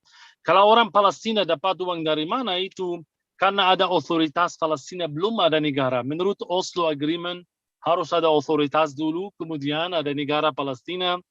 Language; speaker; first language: Indonesian; non-native, fluent; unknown